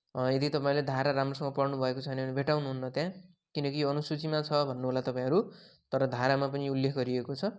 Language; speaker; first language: Nepali; native; Nepali